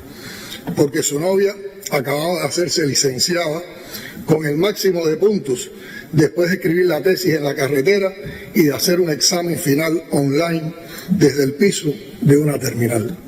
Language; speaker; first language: Spanish; native; Spanish